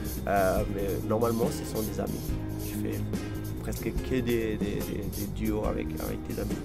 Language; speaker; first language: French; non-native, fluent; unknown